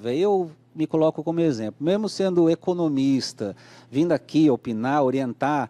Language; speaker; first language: Portuguese; native; Portuguese